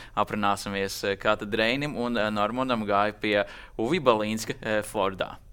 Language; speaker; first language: Latvian; native; Latvian